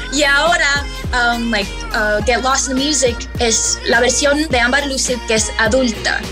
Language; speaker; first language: Spanish; early bilingual, heritage; Spanish